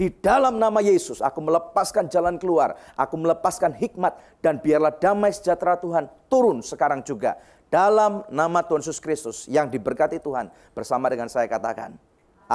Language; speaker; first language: Indonesian; native; Indonesian